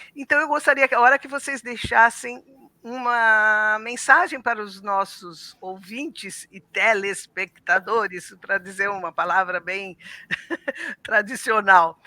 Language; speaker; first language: Portuguese; native; Portuguese